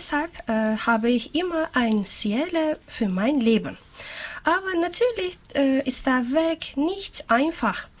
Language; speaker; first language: German; non-native, learner; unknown